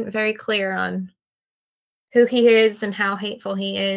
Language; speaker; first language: English; native; English